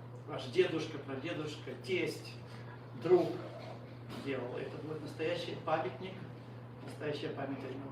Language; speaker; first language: Russian; native; Russian